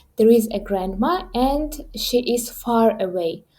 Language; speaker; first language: English; non-native, fluent; Kazakh